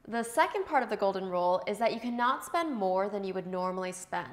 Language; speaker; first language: English; native; English